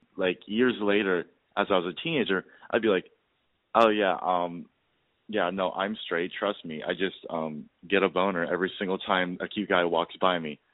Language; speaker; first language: English; native; English